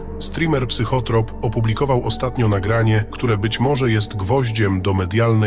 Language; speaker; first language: Polish; native; Polish